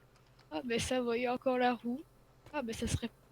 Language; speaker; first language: French; native; French